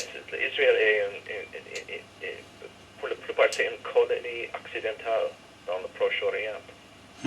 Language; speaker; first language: French; non-native, learner; English